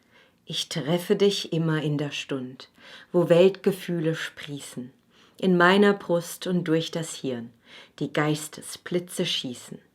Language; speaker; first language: German; native; German